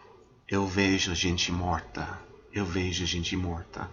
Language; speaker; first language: Portuguese; non-native, fluent; English